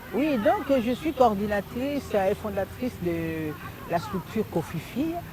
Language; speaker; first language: French; non-native, local second language; Lingala